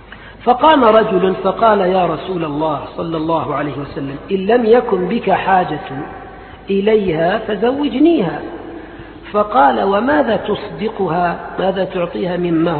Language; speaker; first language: Arabic; native; Arabic